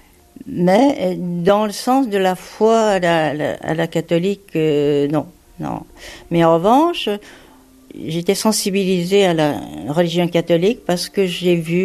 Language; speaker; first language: French; non-native, fluent; Japanese